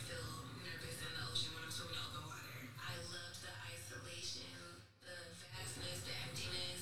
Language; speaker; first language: English; non-native, fluent; Spanish